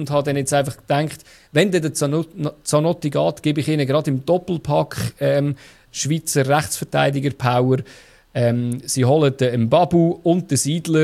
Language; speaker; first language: German; native; German